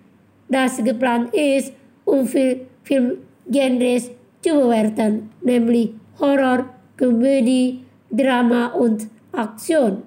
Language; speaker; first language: German; non-native, fluent; Indonesian